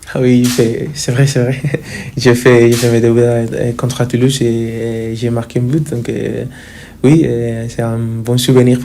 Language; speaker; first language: French; non-native, fluent; Spanish